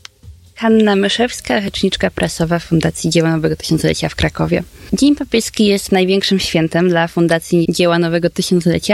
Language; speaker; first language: Polish; native; Polish